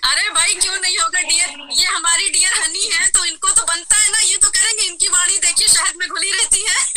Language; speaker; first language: Hindi; native; Hindi